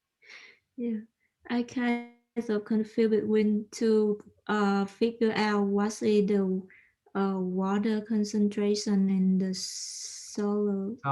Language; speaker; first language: English; non-native, learner; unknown